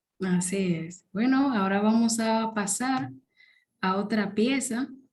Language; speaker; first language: Spanish; native; Spanish